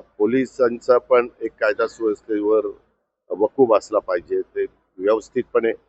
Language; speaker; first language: Marathi; native; Marathi